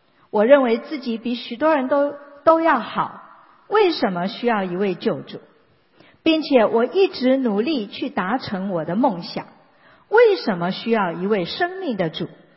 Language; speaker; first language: Chinese; native; Chinese